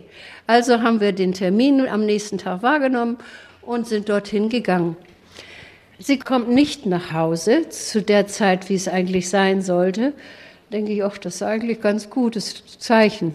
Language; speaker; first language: German; native; German